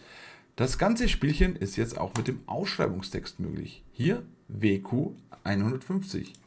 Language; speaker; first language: German; native; German